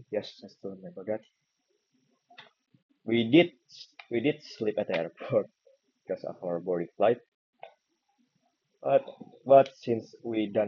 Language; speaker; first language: English; non-native, learner; Indonesian